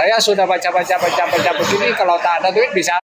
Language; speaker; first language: Indonesian; non-native, learner; Vietnamese